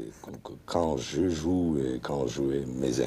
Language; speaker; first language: French; non-native, learner; Russian